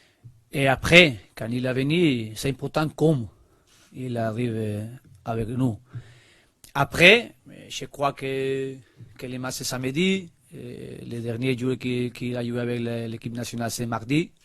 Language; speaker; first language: French; non-native, learner; Spanish